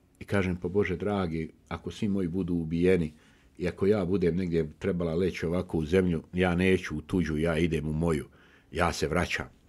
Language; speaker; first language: Bosnian; native; Bosnian